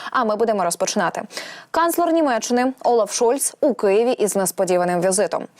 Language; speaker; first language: Ukrainian; native; Ukrainian